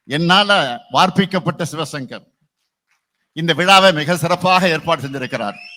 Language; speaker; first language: Tamil; native; Tamil